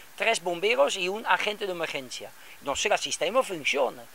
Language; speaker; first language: Spanish; non-native, learner; Dutch